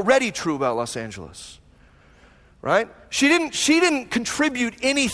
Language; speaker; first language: English; native; English